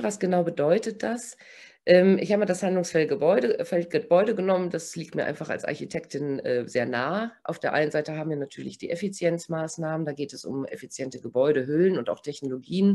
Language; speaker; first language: German; native; German